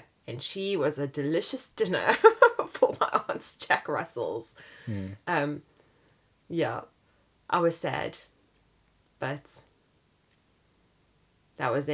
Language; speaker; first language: English; native; English